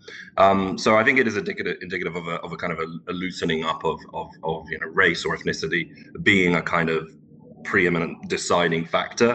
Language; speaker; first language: English; non-native, local second language; Turkish